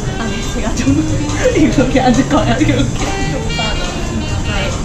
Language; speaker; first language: Korean; non-native, fluent; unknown